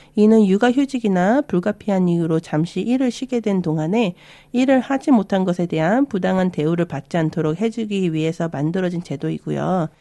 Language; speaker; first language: Korean; early bilingual, other home language; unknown